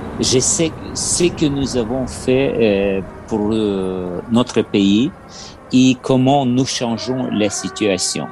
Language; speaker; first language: French; non-native, learner; Ukrainian